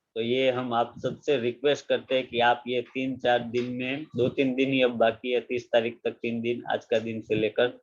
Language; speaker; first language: Hindi; non-native, local second language; Gujarati